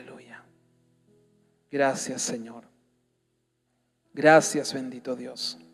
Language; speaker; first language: Spanish; native; Spanish